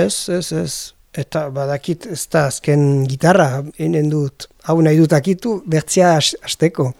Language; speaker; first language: Basque; non-native, learner; French